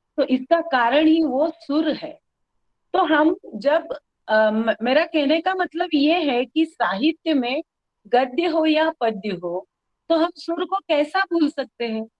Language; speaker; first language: Hindi; non-native, local second language; Marathi